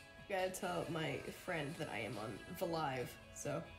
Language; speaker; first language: English; native; English